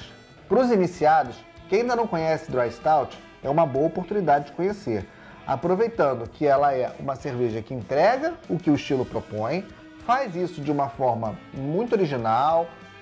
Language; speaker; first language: Portuguese; native; Portuguese